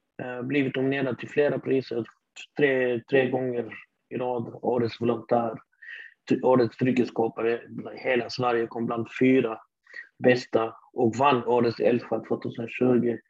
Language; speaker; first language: Swedish; early bilingual, other home language; Arabic